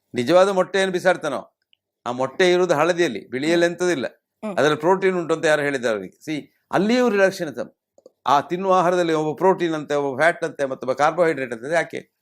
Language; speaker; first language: Kannada; native; Kannada